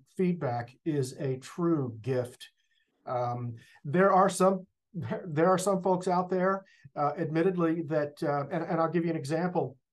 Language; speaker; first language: English; native; English